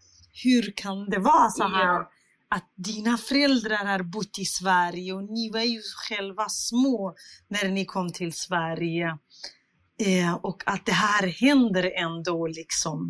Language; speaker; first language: Swedish; non-native, fluent; Central Kurdish